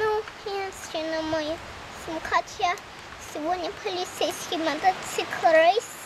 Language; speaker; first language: Russian; early bilingual, heritage; Russian